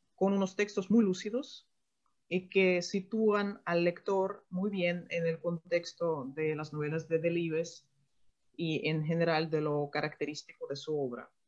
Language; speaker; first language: Spanish; non-native, fluent; Russian